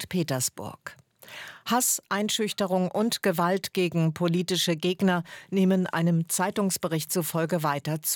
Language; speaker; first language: German; native; German